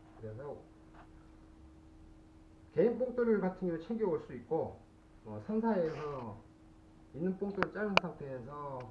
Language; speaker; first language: Korean; native; Korean